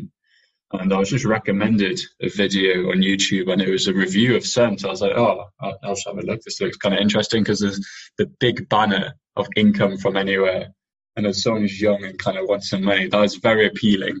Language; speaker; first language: English; native; English